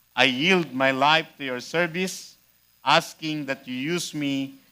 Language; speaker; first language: English; non-native, local second language; Filipino